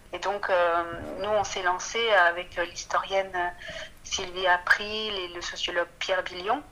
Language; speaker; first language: French; native; French